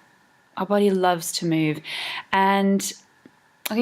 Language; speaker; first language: English; native; English